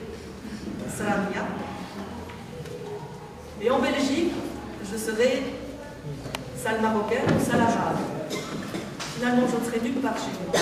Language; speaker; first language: French; native; French